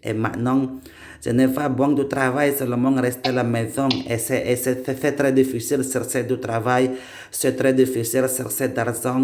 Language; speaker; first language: French; non-native, learner; Indonesian